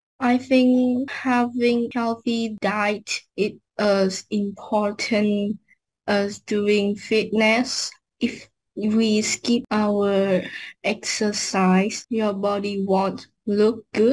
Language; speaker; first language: English; non-native, learner; Vietnamese